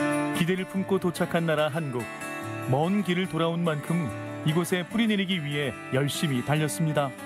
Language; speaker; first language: Korean; native; Korean